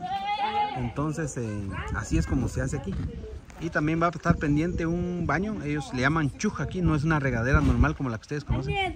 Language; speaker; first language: Spanish; native; Spanish